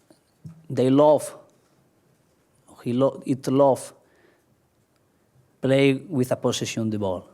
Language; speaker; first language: English; non-native, learner; Spanish